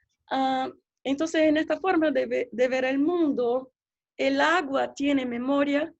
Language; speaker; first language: Spanish; non-native, fluent; Portuguese